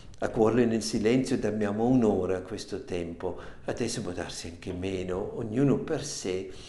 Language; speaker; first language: Italian; non-native, fluent; German